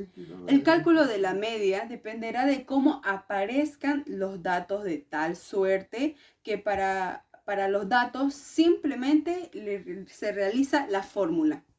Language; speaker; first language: Spanish; native; Spanish